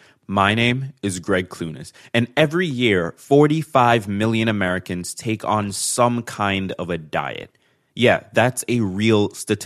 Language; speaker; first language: English; native; English